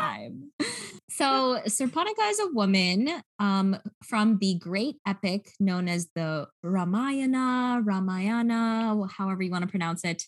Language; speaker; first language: English; native; English